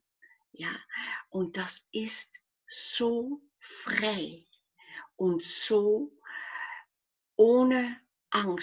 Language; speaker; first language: German; non-native, fluent; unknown